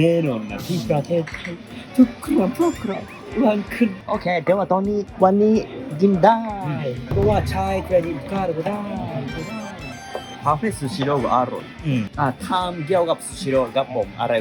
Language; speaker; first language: Thai; non-native, learner; Japanese